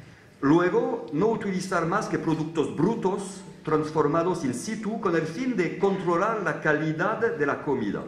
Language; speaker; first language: Spanish; non-native, fluent; French